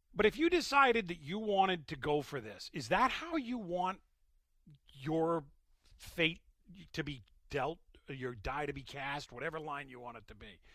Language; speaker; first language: English; native; English